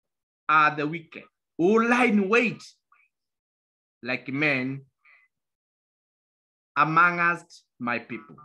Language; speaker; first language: English; non-native, local second language; Kamba